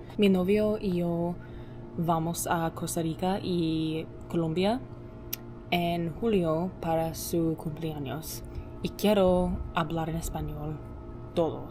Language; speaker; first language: Spanish; non-native, learner; English